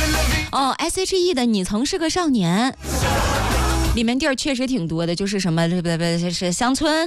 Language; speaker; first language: Chinese; native; Chinese